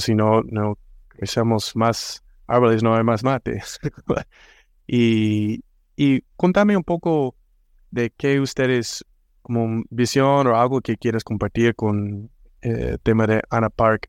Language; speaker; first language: Spanish; non-native, fluent; English